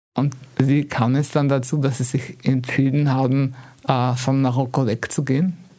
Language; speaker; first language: German; native; German